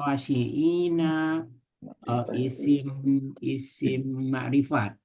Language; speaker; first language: Arabic; non-native, learner; Indonesian